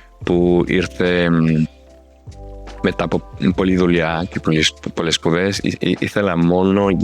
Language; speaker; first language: Greek; non-native, fluent; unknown